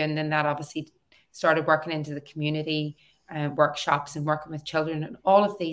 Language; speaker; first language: English; native; English